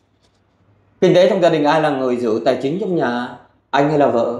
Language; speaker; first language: Vietnamese; native; Vietnamese